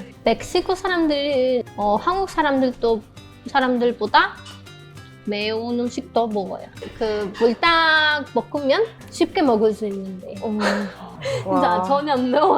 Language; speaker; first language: Korean; non-native, fluent; Spanish